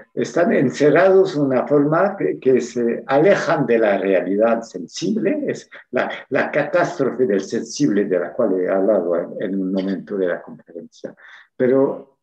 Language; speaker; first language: Spanish; non-native, fluent; French